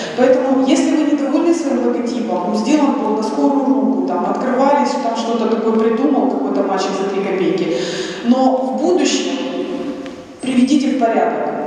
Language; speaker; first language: Russian; non-native, local second language; Ukrainian